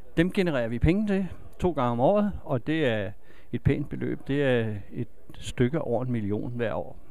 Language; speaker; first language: Danish; native; Danish